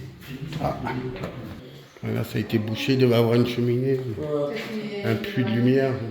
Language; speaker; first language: French; native; French